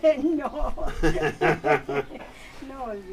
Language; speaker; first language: Spanish; native; Spanish